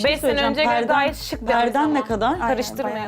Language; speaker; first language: Turkish; native; Turkish